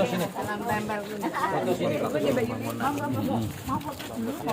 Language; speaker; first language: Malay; non-native, local second language; Javanese